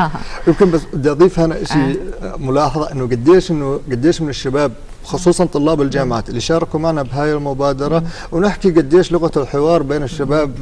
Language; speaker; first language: Arabic; native; Arabic